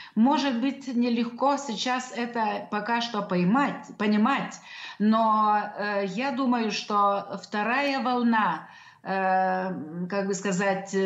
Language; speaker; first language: Russian; non-native, local second language; Lithuanian